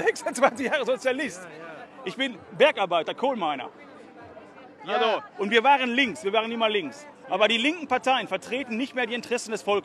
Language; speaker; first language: German; native; German